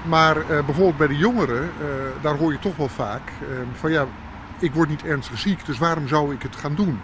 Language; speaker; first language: Dutch; native; Dutch